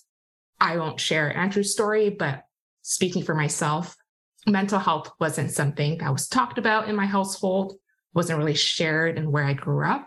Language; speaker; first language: English; non-native, local second language; Cantonese